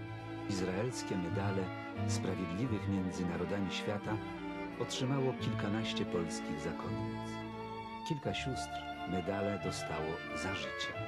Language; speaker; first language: Polish; native; Polish